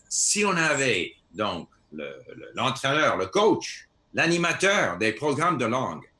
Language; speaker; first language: French; non-native, fluent; English